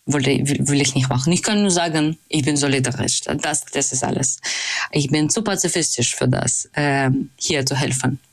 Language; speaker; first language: German; non-native, fluent; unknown